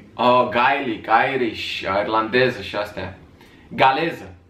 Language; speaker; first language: Romanian; native; Romanian